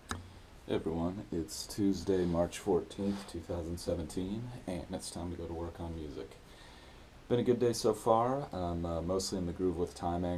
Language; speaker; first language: English; native; English